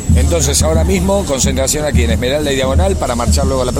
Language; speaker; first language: Spanish; native; Spanish